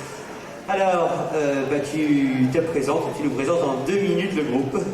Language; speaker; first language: French; native; French